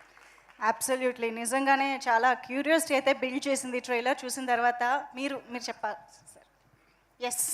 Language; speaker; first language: Telugu; native; Telugu